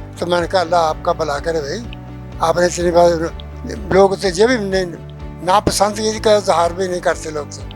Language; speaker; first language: Urdu; non-native, local second language; Punjabi